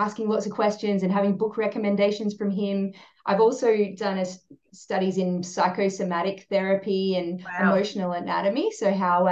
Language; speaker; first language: English; native; English